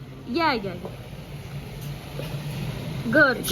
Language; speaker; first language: English; non-native, local second language; Punjabi